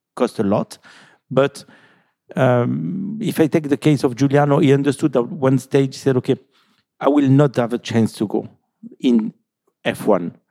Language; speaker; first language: English; non-native, fluent; French